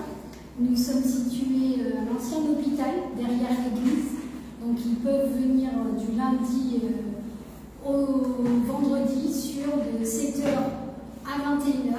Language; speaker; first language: French; native; French